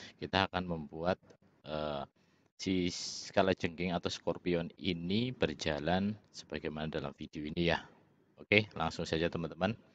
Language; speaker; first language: Indonesian; native; Indonesian